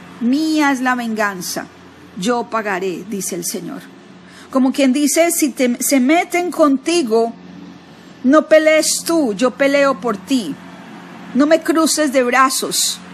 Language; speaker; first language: Spanish; native; Spanish